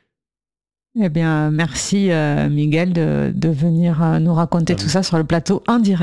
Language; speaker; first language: French; native; French